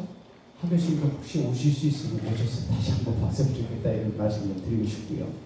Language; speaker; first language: Korean; native; Korean